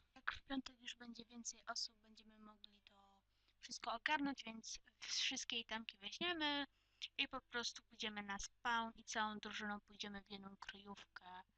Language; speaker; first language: Polish; native; Polish